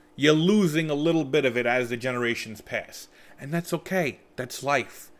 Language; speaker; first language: English; native; English